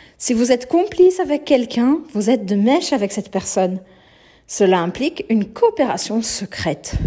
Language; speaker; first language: French; non-native, fluent; Portuguese